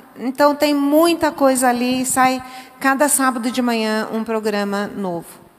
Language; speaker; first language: Portuguese; early bilingual, other home language; English